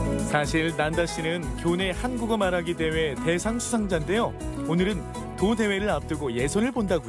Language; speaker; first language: Korean; native; Korean